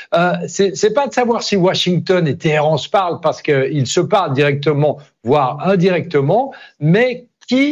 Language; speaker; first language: French; native; French